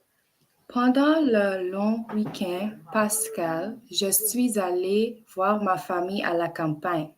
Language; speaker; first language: French; non-native, learner; English